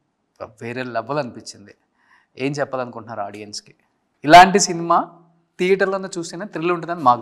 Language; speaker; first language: Telugu; native; Telugu